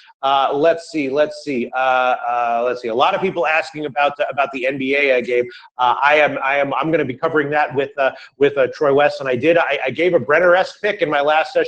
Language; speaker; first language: English; native; English